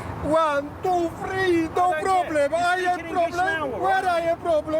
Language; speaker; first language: English; non-native, learner; Polish